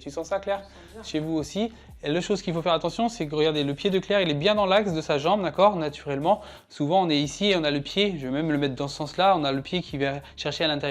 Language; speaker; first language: French; native; French